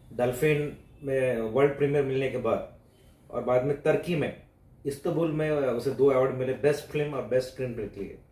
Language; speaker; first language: Hindi; non-native, local second language; Marathi